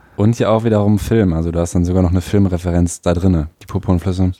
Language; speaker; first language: German; native; German